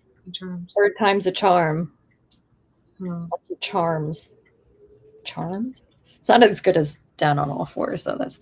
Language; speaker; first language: English; native; English